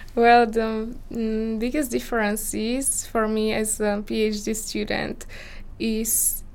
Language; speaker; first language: English; non-native, fluent; Slovak